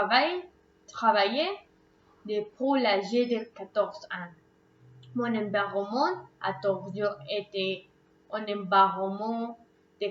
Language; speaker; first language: French; non-native, learner; Spanish